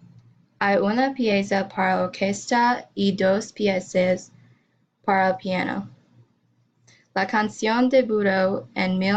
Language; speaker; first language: Spanish; non-native, learner; English